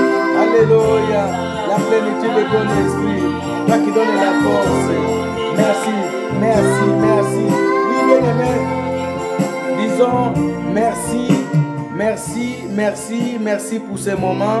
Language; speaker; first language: French; non-native, local second language; Lingala